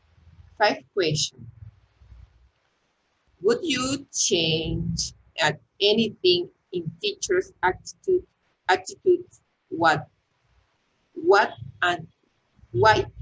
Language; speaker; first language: English; non-native, learner; Spanish